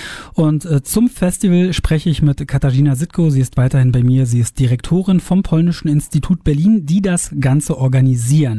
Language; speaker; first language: German; native; German